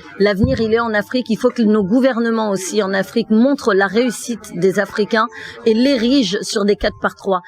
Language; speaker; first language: French; early bilingual, other home language; Fula